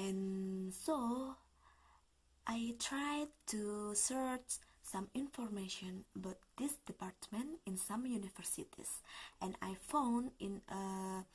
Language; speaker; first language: English; non-native, learner; Indonesian